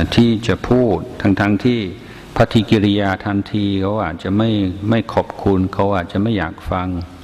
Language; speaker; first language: Thai; non-native, fluent; English